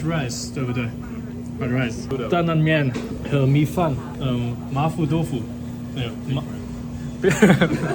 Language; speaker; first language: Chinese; non-native, learner; German